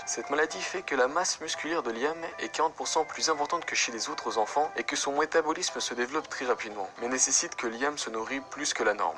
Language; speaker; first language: French; native; French